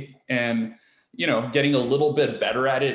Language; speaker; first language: English; native; English